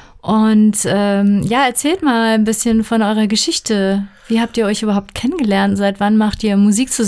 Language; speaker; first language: German; native; German